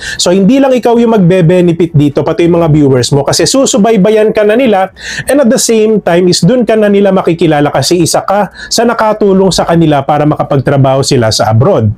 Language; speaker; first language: Filipino; native; Filipino